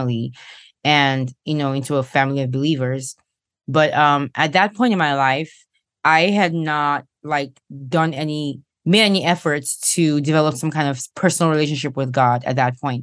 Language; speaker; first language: English; non-native, local second language; Igbo